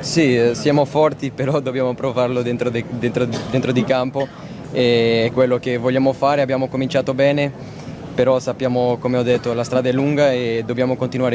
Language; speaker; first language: Italian; non-native, fluent; Portuguese